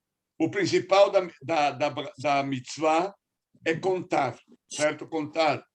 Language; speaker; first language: Portuguese; non-native, fluent; Spanish